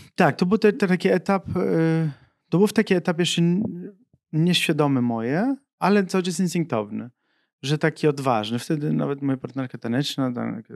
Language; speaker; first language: Polish; non-native, fluent; Italian